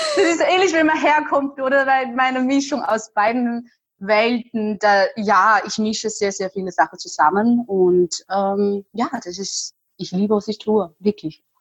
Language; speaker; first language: German; non-native, fluent; Chinese